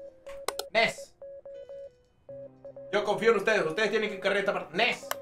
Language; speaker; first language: Spanish; native; Spanish